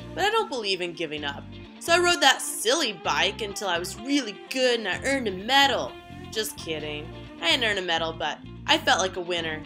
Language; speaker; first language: English; native; English